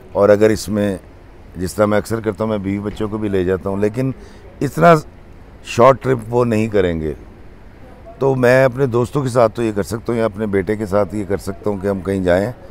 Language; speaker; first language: Urdu; non-native, local second language; Punjabi